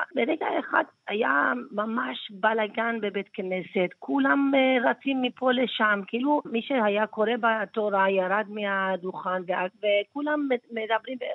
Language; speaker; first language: Hebrew; early bilingual, other home language; Persian